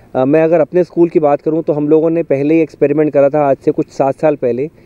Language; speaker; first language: Hindi; native; Hindi